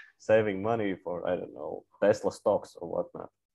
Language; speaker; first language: English; non-native, fluent; Latvian